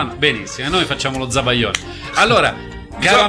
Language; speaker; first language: Italian; native; Italian